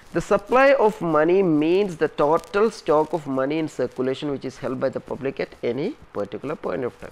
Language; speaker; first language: English; non-native, local second language; Malayalam